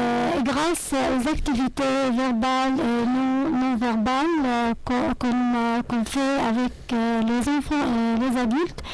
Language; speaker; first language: French; non-native, fluent; Arabic